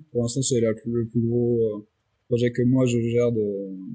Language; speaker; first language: French; native; French